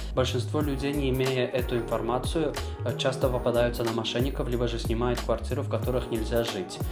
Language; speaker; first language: Russian; non-native, local second language; Azerbaijani